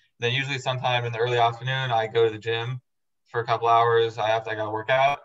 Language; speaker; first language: English; native; English